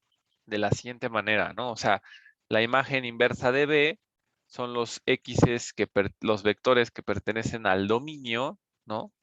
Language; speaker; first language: Spanish; native; Spanish